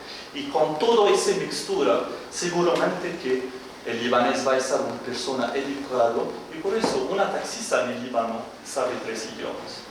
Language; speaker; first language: Spanish; non-native, fluent; Arabic